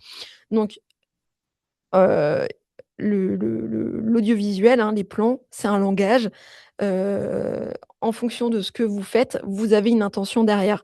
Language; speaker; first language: French; native; French